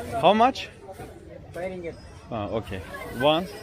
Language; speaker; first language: English; non-native, learner; Turkish